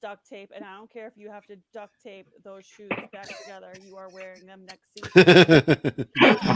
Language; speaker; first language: English; native; English